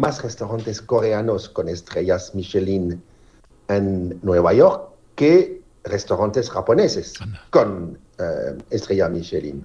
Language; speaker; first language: Spanish; non-native, fluent; French